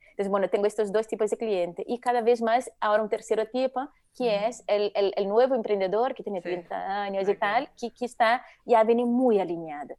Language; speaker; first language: Spanish; non-native, fluent; Portuguese